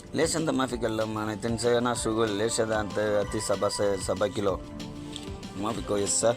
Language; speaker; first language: Arabic; non-native, learner; Tamil